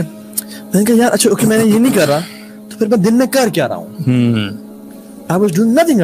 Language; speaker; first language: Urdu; native; Urdu